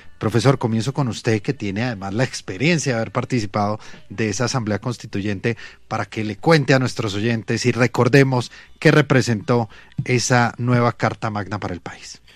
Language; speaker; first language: Spanish; native; Spanish